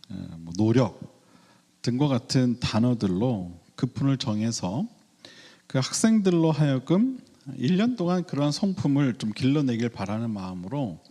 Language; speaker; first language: Korean; native; Korean